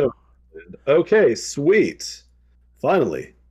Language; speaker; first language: English; native; English